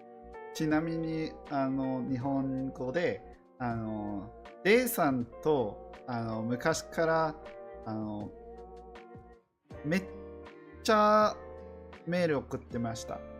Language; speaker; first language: Japanese; non-native, learner; English